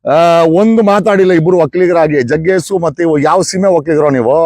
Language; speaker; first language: Kannada; native; Kannada